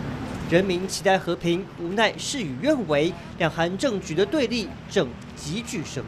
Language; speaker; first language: Chinese; native; Chinese